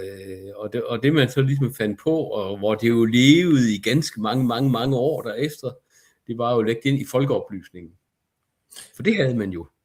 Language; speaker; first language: Danish; native; Danish